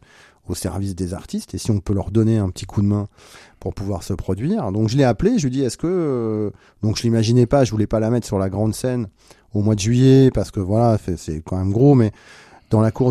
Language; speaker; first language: French; native; French